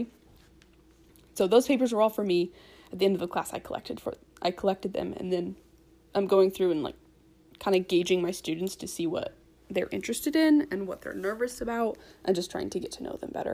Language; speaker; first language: English; native; English